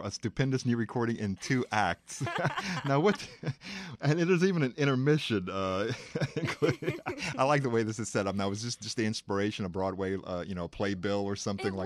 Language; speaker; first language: English; native; English